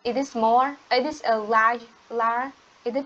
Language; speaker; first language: English; non-native, learner; Vietnamese